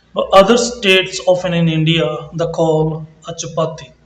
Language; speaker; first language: English; non-native, local second language; Punjabi